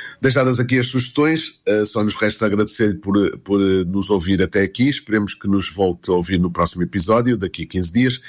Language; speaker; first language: Portuguese; native; Portuguese